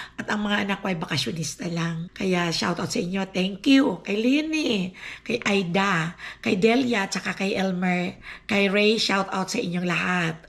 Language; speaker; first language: Filipino; non-native, local second language; Aklanon